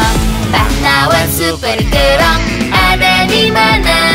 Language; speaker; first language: Indonesian; non-native, fluent; Arabic